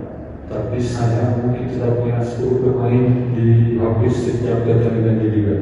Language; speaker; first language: Indonesian; non-native, fluent; Portuguese